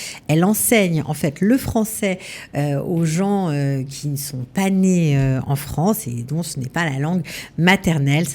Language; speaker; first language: French; native; French